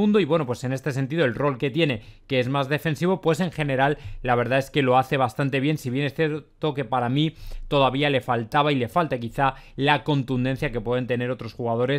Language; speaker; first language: Spanish; native; Spanish